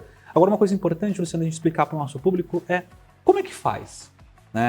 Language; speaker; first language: Portuguese; native; Portuguese